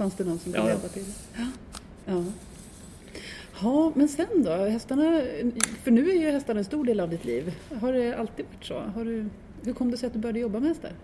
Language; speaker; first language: Swedish; native; Swedish